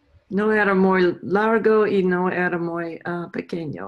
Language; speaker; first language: Spanish; non-native, learner; English